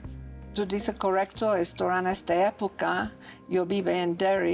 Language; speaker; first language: Spanish; non-native, learner; English